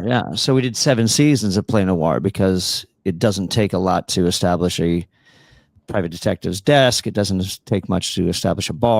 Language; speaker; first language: English; native; English